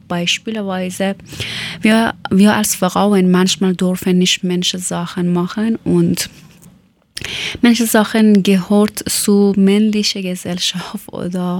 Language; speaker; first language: German; non-native, learner; Persian